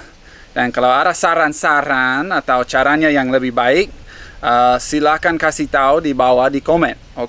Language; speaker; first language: Indonesian; non-native, fluent; English